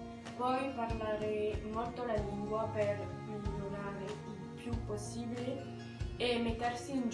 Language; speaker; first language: Italian; non-native, fluent; French